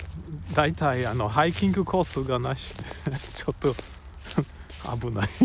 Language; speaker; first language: Japanese; non-native, learner; English